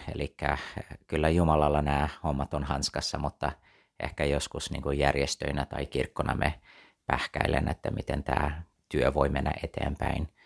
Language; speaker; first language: Finnish; early bilingual, heritage; Finnish